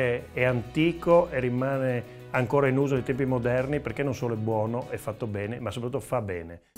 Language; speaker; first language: Italian; native; Italian